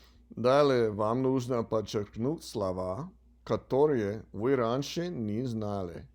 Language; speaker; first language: Russian; non-native, learner; English